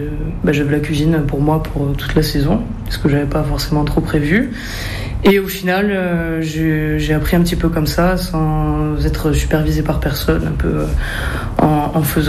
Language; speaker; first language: French; native; French